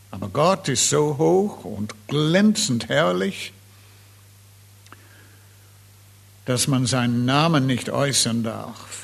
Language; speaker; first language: German; non-native, fluent; English